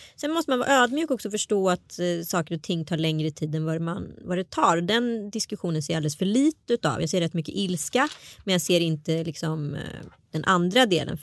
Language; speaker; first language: Swedish; early bilingual, other home language; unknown